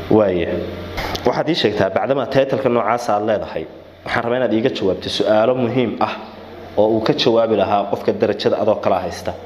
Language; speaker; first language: Somali; native; Somali